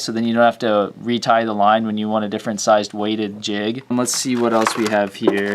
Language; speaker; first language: English; native; English